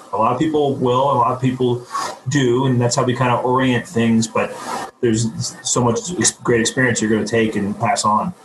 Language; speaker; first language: English; native; English